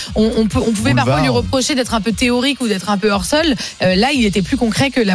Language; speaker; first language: French; native; French